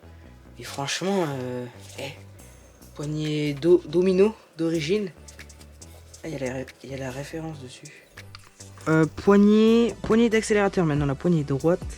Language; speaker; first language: French; native; French